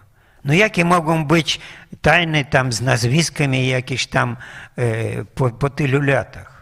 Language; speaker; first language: Polish; non-native, fluent; Russian